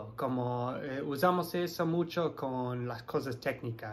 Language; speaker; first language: Spanish; non-native, fluent; English